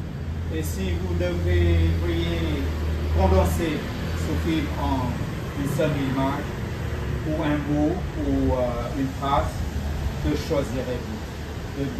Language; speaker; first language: French; non-native, fluent; Vietnamese